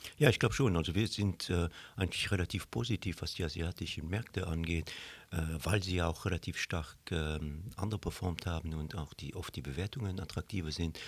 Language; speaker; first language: German; non-native, local second language; Luxembourgish